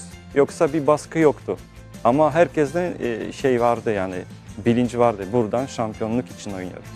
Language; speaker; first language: Turkish; early bilingual, heritage; Turkish